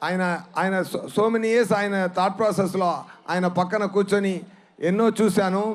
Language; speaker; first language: Telugu; non-native, local second language; Tamil